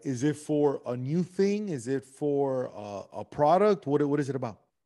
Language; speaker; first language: English; native; English